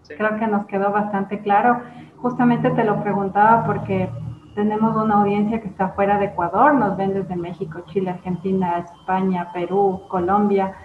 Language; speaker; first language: Spanish; native; Spanish